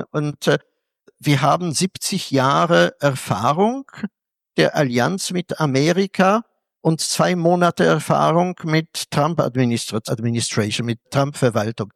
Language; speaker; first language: German; non-native, fluent; Polish